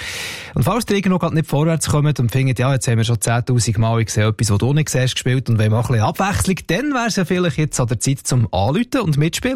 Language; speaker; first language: German; native; German